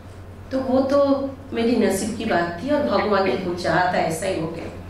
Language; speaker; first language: Hindi; non-native, local second language; Bangla